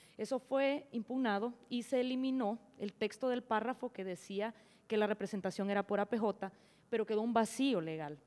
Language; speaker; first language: Spanish; native; Spanish